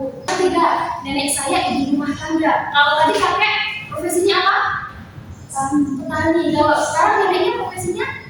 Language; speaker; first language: Indonesian; native; Indonesian